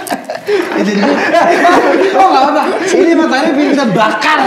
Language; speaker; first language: Indonesian; native; Indonesian